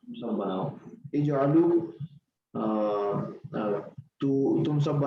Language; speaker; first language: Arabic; non-native, learner; Urdu